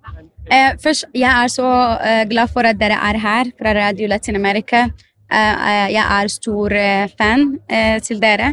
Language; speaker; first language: Norwegian; non-native, fluent; Arabic